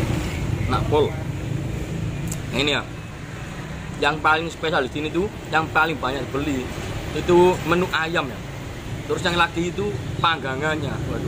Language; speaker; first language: Indonesian; non-native, local second language; Javanese